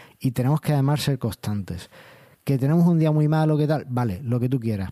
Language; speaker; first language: Spanish; native; Spanish